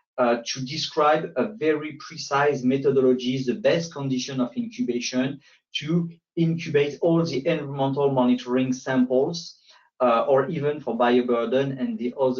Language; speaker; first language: English; non-native, fluent; French